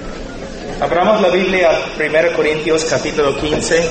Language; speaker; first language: Spanish; non-native, fluent; English